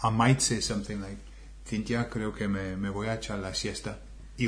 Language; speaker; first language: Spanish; non-native, fluent; English